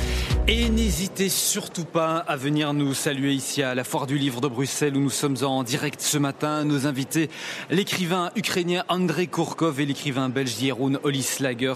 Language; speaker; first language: French; native; French